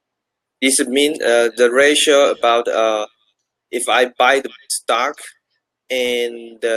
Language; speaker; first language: English; non-native, learner; Chinese